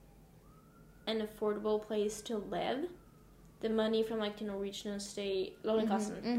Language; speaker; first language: English; non-native, fluent; Norwegian